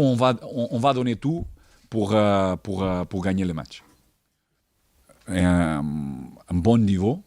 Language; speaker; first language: French; non-native, learner; Portuguese